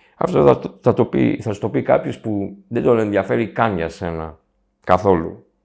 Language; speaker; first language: Greek; early bilingual, heritage; Greek